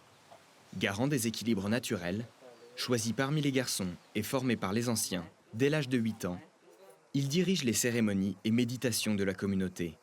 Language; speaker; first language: French; native; French